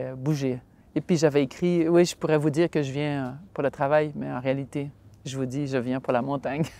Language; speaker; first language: French; native; French